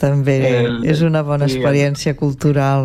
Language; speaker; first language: Catalan; native; Catalan